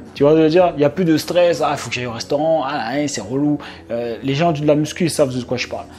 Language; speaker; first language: French; native; French